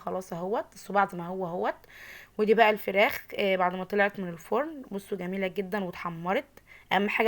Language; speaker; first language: Arabic; native; Arabic